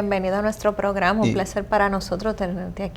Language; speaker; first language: Spanish; native; Spanish